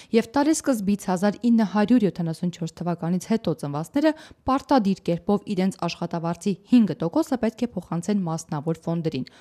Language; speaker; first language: Armenian; native; Armenian